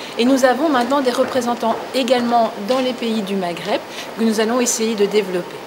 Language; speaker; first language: French; native; French